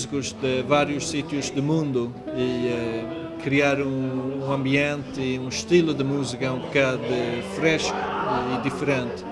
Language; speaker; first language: Portuguese; non-native, fluent; Swedish